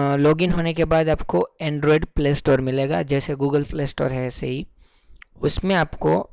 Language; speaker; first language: Hindi; non-native, local second language; Gujarati